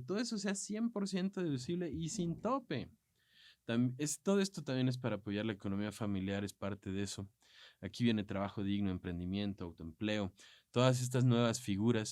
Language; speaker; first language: Spanish; native; Spanish